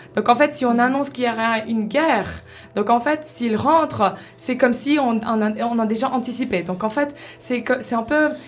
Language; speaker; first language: French; non-native, fluent; Ukrainian